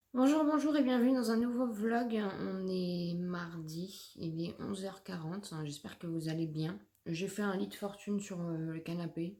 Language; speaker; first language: French; native; French